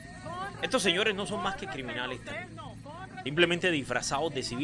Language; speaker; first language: Spanish; native; Spanish